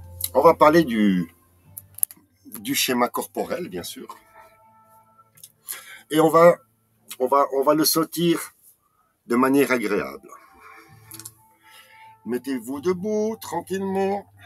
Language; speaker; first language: French; native; French